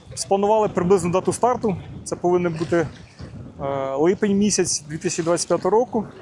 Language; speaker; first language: Ukrainian; native; Ukrainian